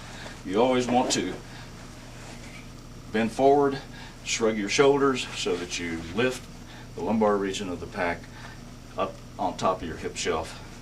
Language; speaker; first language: English; native; English